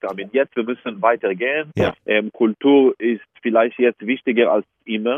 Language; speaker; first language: German; non-native, fluent; Hebrew